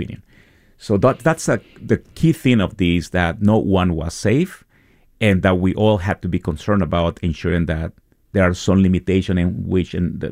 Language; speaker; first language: English; non-native, fluent; Spanish